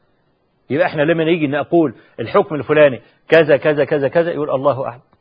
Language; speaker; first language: Arabic; native; Arabic